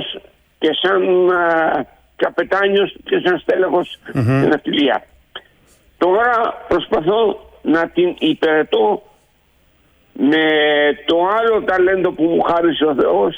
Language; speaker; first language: Greek; native; Greek